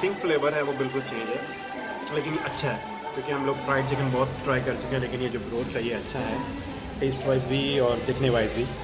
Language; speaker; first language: Urdu; native; Urdu